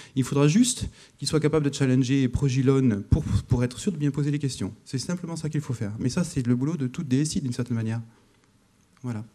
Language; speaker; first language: French; native; French